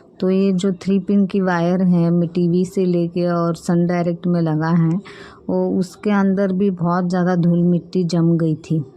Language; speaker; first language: Hindi; non-native, local second language; Marathi